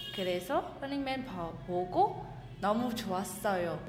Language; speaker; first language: Korean; non-native, learner; Vietnamese